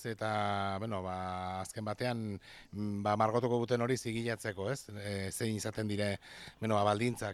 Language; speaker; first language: Basque; native; Basque